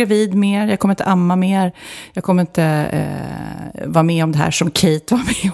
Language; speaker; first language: Swedish; native; Swedish